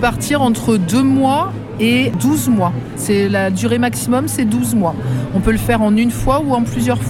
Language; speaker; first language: French; native; French